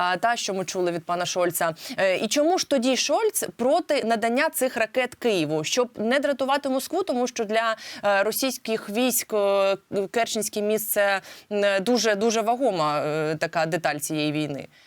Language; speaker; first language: Ukrainian; native; Ukrainian